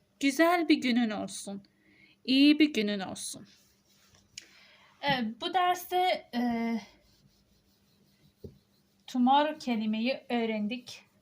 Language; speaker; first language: Turkish; non-native, fluent; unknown